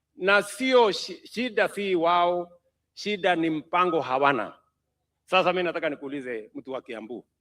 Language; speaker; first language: Swahili; non-native, local second language; Kalenjin